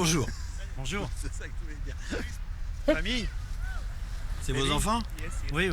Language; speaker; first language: French; native; French